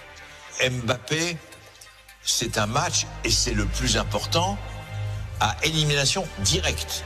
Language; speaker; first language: French; native; French